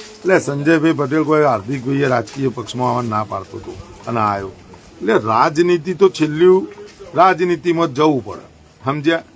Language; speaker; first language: Gujarati; native; Gujarati